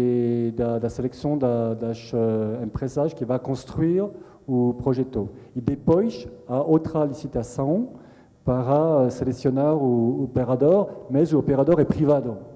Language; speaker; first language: Portuguese; non-native, fluent; French